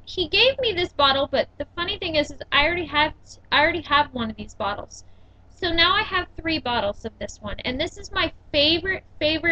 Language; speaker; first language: English; native; English